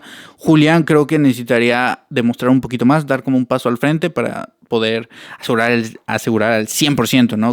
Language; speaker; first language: Spanish; native; Spanish